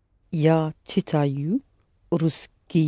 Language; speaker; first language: Russian; non-native, learner; English